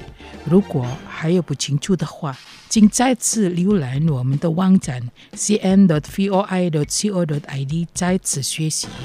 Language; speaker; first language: Chinese; non-native, fluent; Indonesian